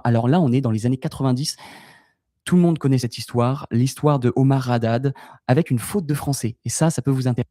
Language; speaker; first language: French; native; French